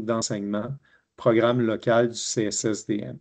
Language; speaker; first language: French; native; French